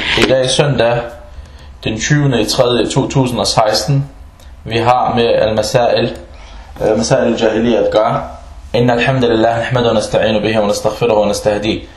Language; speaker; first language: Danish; early bilingual, other home language; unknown